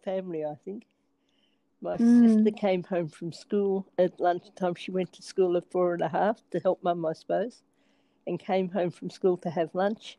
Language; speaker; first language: English; native; English